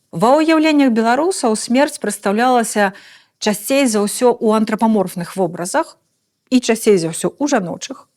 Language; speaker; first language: Belarusian; native; Belarusian